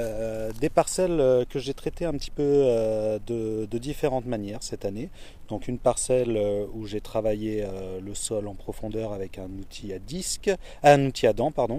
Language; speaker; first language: French; native; French